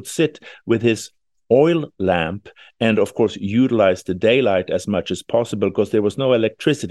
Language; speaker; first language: English; non-native, fluent; Swedish